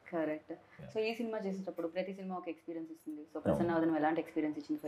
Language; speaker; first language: Telugu; native; Telugu